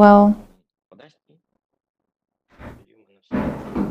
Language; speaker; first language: Ukrainian; native; Ukrainian